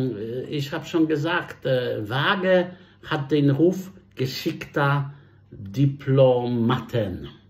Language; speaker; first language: German; non-native, fluent; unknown